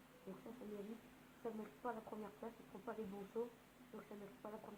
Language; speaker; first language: French; native; French